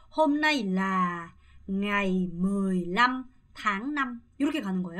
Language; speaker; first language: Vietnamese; non-native, fluent; Korean